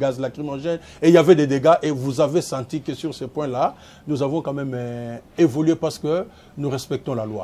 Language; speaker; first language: French; non-native, local second language; Lingala